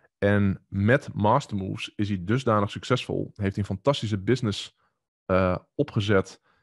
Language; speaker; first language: Dutch; native; Dutch